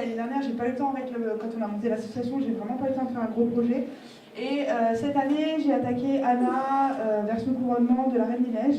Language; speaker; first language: French; native; French